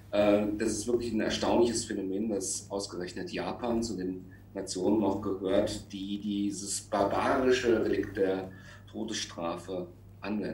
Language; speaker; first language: German; native; German